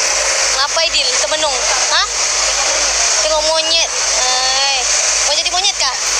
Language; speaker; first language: Indonesian; non-native, local second language; Malay